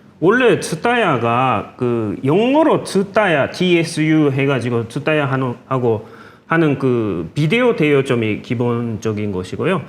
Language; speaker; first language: Korean; non-native, fluent; Japanese